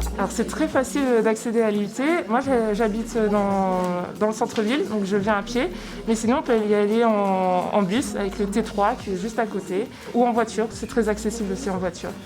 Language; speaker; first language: French; native; French